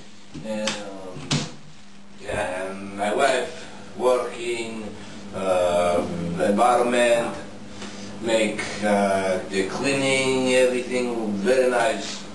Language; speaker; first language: English; non-native, learner; Polish